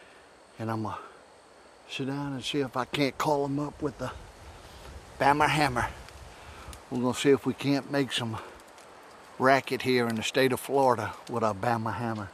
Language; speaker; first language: English; native; English